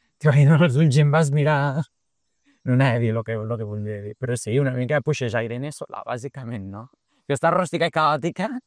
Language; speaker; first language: Catalan; early bilingual, other home language; Portuguese